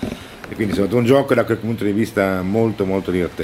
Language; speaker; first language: Italian; native; Italian